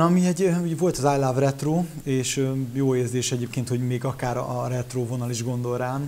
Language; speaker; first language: Hungarian; native; Hungarian